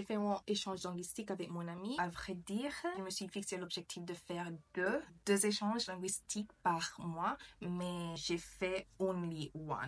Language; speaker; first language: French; non-native, learner; English